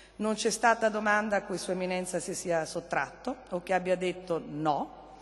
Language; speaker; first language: Italian; native; Italian